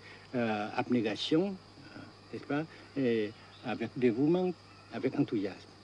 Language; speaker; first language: French; non-native, fluent; Vietnamese